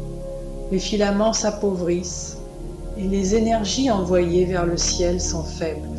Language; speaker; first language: French; native; French